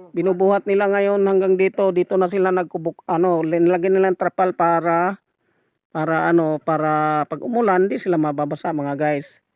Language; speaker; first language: Filipino; non-native, local second language; Cebuano